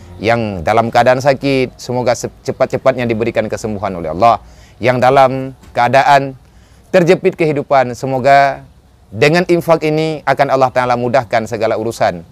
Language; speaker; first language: Indonesian; non-native, local second language; Achinese